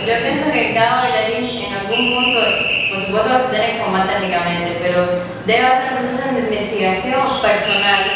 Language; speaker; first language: Spanish; native; Spanish